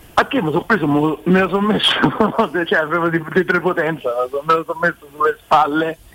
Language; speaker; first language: Italian; native; Italian